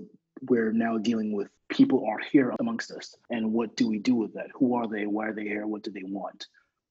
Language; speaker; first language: English; non-native, local second language; Yoruba